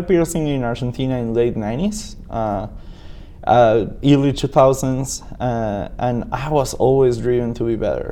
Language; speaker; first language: English; non-native, fluent; Spanish